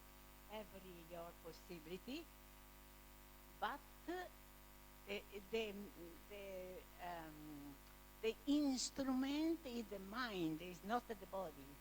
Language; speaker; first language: English; non-native, learner; Italian